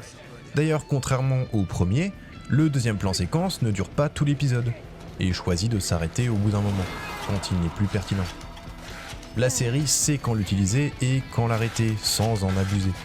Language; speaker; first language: French; native; French